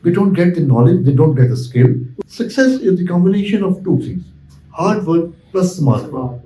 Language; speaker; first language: English; non-native, local second language; Urdu